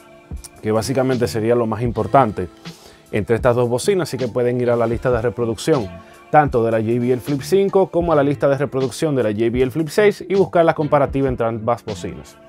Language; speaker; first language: Spanish; native; Spanish